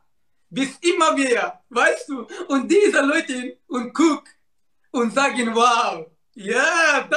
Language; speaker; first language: German; non-native, learner; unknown